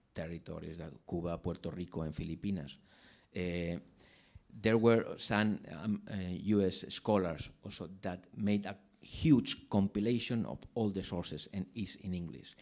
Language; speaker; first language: English; non-native, fluent; Spanish